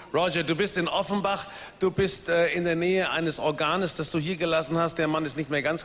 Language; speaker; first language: German; native; German